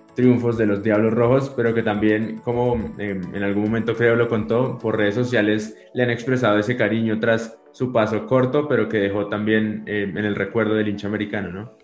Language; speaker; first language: Spanish; native; Spanish